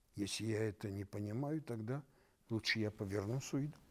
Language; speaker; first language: Russian; non-native, local second language; Armenian